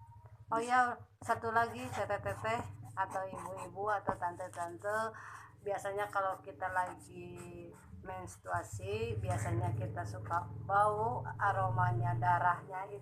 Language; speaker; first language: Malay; non-native, local second language; Sundanese